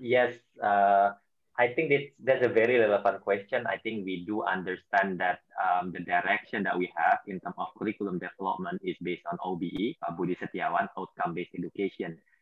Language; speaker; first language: English; non-native, fluent; Indonesian